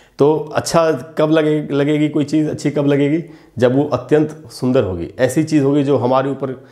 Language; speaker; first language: Hindi; native; Hindi